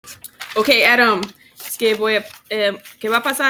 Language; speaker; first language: Spanish; non-native, learner; English